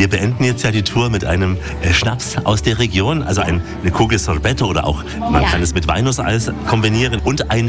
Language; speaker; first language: German; native; German